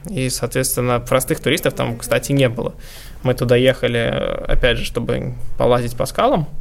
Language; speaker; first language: Russian; native; Russian